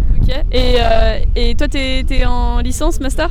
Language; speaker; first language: French; native; French